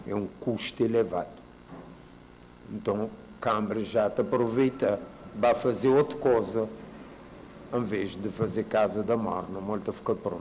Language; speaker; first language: Portuguese; non-native, local second language; Kabuverdianu